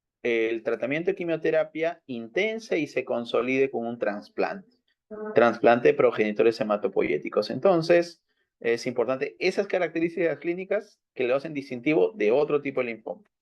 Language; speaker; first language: Spanish; native; Spanish